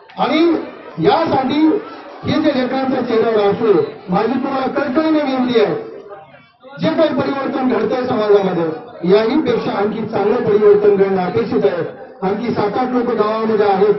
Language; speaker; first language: Marathi; non-native, local second language; Lambadi